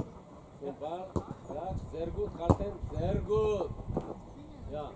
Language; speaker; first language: German; non-native, learner; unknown